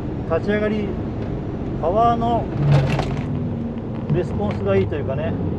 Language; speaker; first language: Japanese; native; Japanese